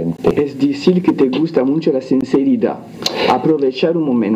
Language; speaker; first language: Spanish; non-native, learner; French